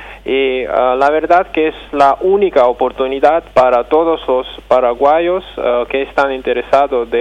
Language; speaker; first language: Spanish; non-native, fluent; Russian